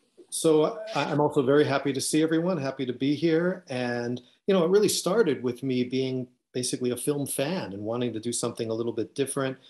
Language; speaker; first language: English; native; English